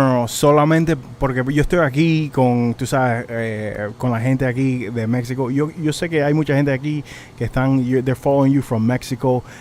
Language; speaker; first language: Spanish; early bilingual, heritage; Spanish